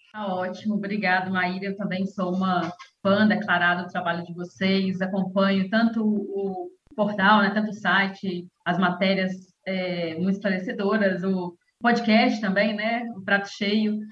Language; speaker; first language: Portuguese; native; Portuguese